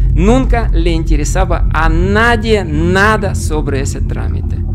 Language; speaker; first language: Spanish; non-native, fluent; Russian